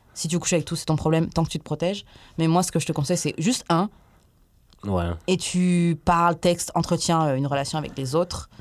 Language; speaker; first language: French; native; French